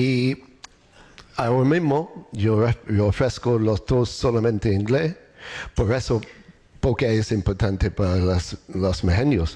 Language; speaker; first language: Spanish; non-native, learner; English